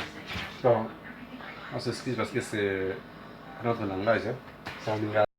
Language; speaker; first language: French; non-native, fluent; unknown